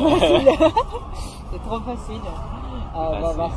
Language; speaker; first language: French; non-native, fluent; Japanese